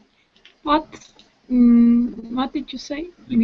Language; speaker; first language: English; non-native, learner; Turkish